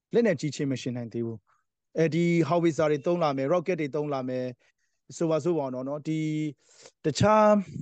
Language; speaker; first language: Burmese; non-native, local second language; Hakha Chin